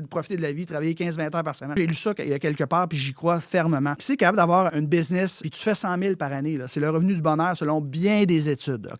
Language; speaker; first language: French; native; French